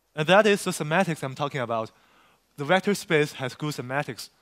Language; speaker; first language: English; non-native, fluent; Chinese